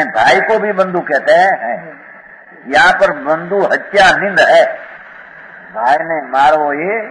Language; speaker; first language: Hindi; non-native, local second language; Gujarati